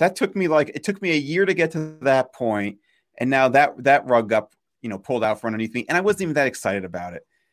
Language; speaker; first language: English; native; English